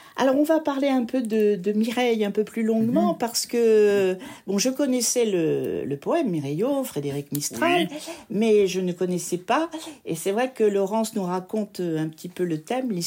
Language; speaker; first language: French; native; French